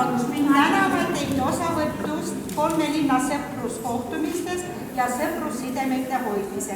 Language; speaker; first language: Estonian; non-native, local second language; Russian